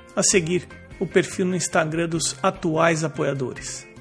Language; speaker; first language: Portuguese; native; Portuguese